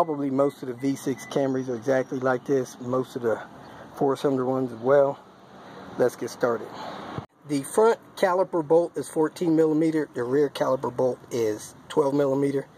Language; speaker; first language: English; native; English